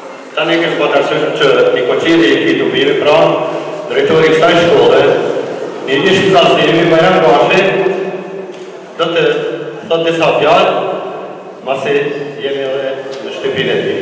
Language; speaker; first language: Albanian; native; Albanian